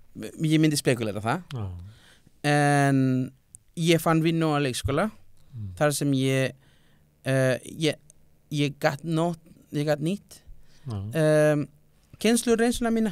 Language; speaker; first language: Icelandic; non-native, learner; Spanish